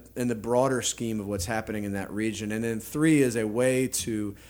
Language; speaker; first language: English; native; English